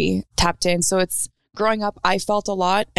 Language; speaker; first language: English; native; English